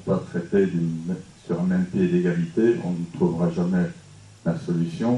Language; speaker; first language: French; non-native, fluent; English